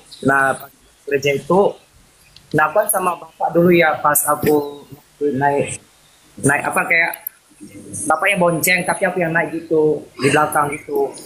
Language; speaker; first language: Indonesian; native; Indonesian